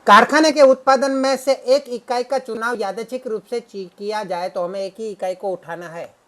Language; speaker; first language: Hindi; non-native, local second language; Gujarati